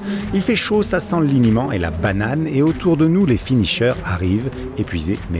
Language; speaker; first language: French; native; French